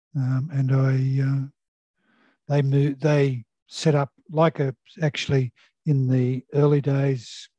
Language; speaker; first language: English; native; English